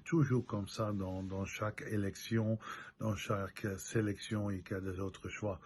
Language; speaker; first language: French; non-native, local second language; Dutch